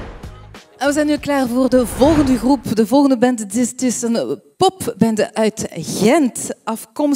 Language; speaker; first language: Dutch; non-native, fluent; French